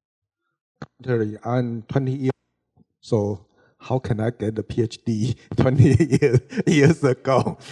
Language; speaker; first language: English; non-native, learner; Chinese